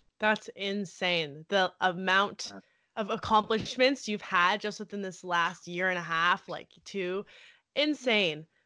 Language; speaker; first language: English; native; English